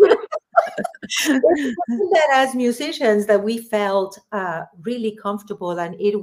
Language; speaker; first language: English; non-native, fluent; Spanish